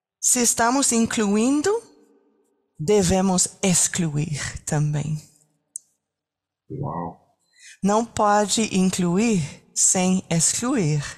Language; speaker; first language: Portuguese; non-native, learner; French